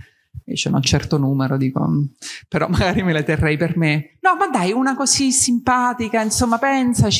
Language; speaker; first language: Italian; native; Italian